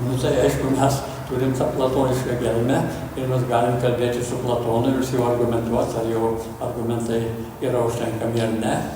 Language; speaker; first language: Lithuanian; early bilingual, heritage; Lithuanian